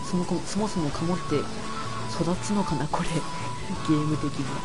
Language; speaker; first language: Japanese; native; Japanese